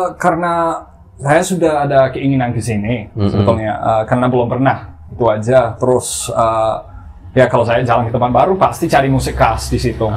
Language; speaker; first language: Indonesian; non-native, fluent; English